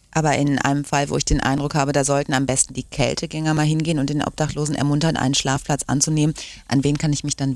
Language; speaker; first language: German; native; German